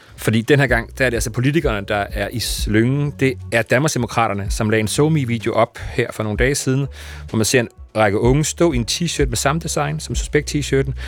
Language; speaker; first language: Danish; native; Danish